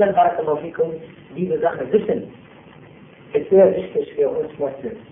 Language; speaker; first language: German; non-native, fluent; Arabic